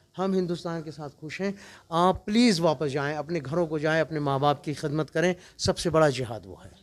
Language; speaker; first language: Urdu; non-native, local second language; Kashmiri